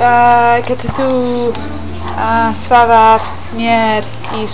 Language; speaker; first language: Icelandic; non-native, learner; English